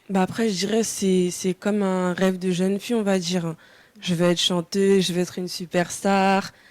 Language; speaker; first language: French; early bilingual, other home language; Wolof